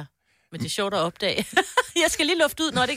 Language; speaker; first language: Danish; native; Danish